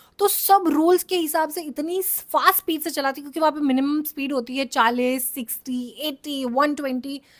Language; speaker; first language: Hindi; native; Hindi